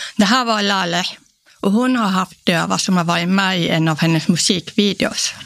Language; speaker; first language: Swedish; early bilingual, other home language; Polish